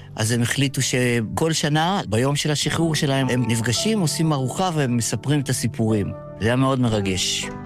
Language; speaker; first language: Hebrew; early bilingual, other home language; Yiddish